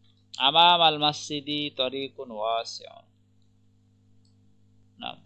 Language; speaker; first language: Arabic; non-native, learner; Bangla